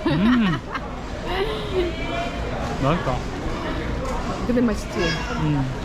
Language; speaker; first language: Korean; non-native, fluent; Ukrainian